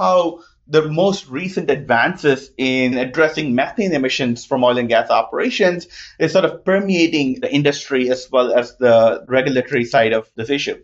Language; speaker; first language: English; non-native, local second language; Tamil